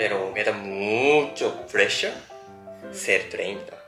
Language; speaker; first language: Spanish; non-native, learner; Japanese